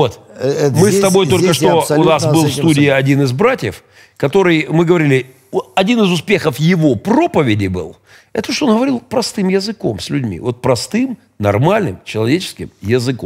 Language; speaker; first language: Russian; native; Russian